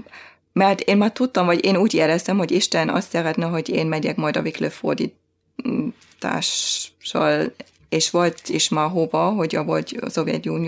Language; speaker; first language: Hungarian; non-native, fluent; German